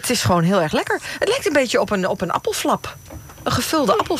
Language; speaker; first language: Dutch; native; Dutch